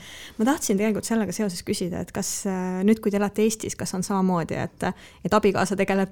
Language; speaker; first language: Estonian; native; Estonian